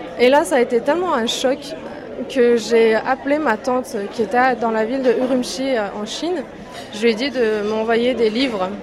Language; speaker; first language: French; non-native, fluent; Uyghur